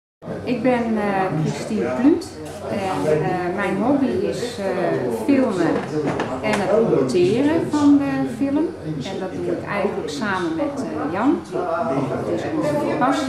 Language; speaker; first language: Dutch; native; Dutch